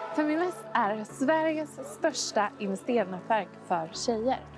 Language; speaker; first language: Swedish; native; Swedish